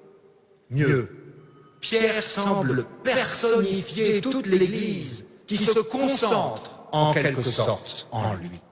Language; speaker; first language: French; native; French